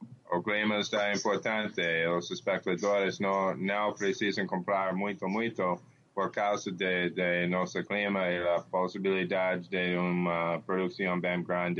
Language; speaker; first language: Portuguese; non-native, learner; English